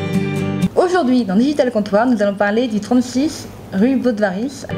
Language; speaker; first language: French; native; French